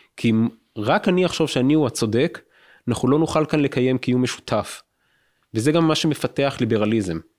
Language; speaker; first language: Hebrew; native; Hebrew